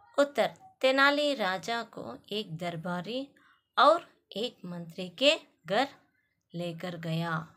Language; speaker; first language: Hindi; non-native, local second language; Kannada